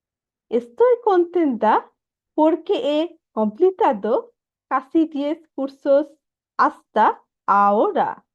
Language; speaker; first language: Spanish; non-native, learner; Bangla